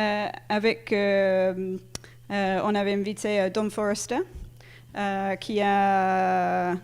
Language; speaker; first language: French; non-native, fluent; English